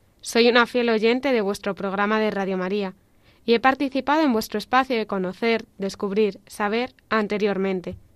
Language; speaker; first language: Spanish; native; Spanish